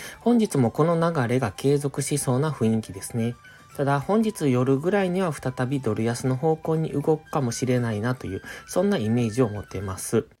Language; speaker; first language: Japanese; native; Japanese